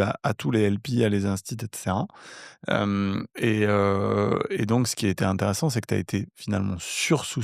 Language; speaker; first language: French; native; French